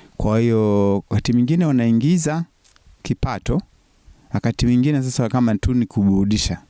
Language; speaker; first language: Swahili; non-native, local second language; Sukuma